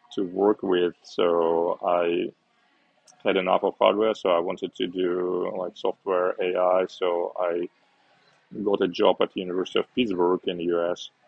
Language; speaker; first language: English; non-native, fluent; Uzbek